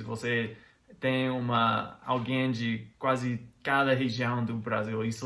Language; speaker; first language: Portuguese; non-native, fluent; English